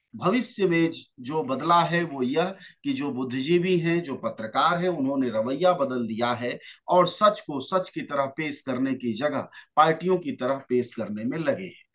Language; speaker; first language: Hindi; native; Hindi